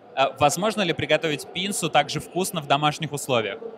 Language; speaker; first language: Russian; native; Russian